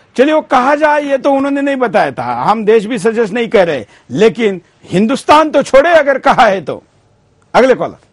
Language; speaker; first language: Hindi; non-native, local second language; Marathi